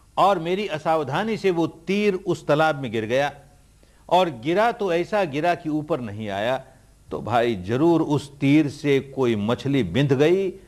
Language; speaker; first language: Hindi; early bilingual, heritage; Hindi